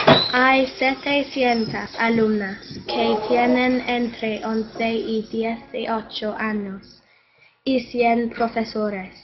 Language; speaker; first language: Spanish; non-native, learner; English